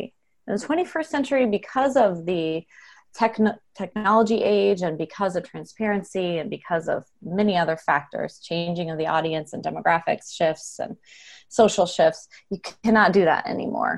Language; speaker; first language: English; native; English